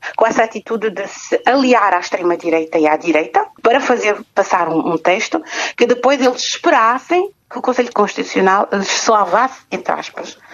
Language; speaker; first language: Portuguese; non-native, local second language; Kabuverdianu